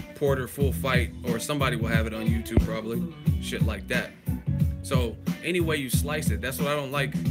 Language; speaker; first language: English; native; English